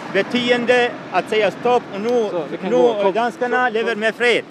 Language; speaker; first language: Swedish; non-native, learner; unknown